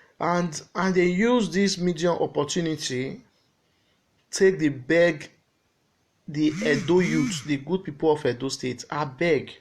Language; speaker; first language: Nigerian Pidgin; non-native, local second language; Bini